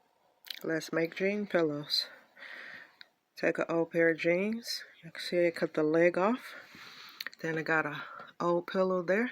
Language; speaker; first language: English; native; English